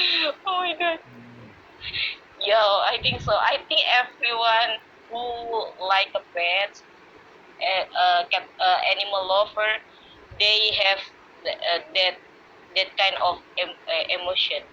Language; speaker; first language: English; non-native, learner; Indonesian